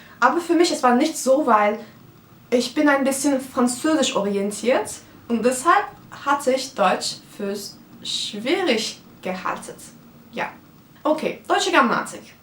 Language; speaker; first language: German; non-native, fluent; Turkish